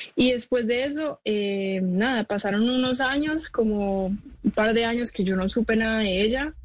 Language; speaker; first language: Spanish; native; Spanish